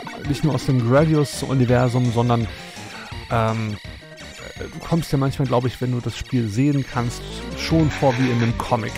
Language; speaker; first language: German; native; German